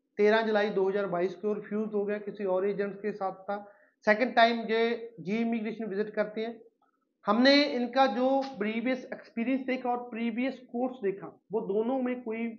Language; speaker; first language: Hindi; non-native, local second language; Punjabi